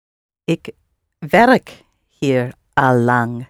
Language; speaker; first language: Dutch; non-native, learner; English